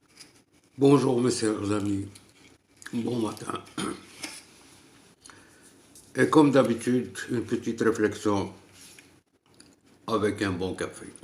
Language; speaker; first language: French; non-native, local second language; Arabic